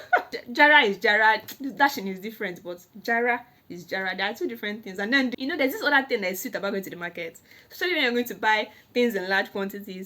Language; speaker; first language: English; non-native, local second language; Igbo